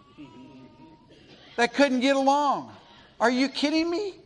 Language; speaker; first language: English; native; English